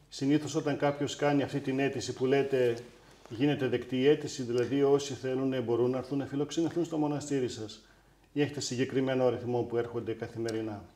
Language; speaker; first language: Greek; native; Greek